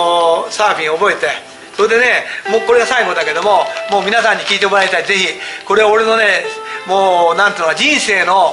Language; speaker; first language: Japanese; native; Japanese